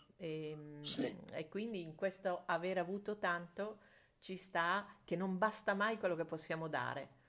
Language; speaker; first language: Italian; native; Italian